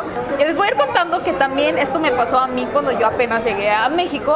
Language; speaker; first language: Spanish; early bilingual, other home language; Korean